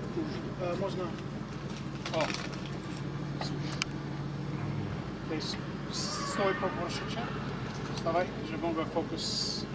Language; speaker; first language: Polish; non-native, learner; English